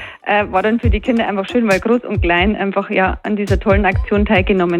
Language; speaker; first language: German; native; German